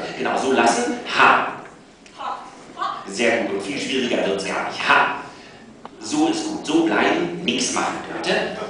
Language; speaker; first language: German; native; German